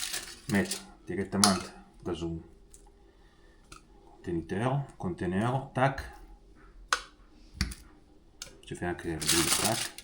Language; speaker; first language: French; non-native, fluent; Italian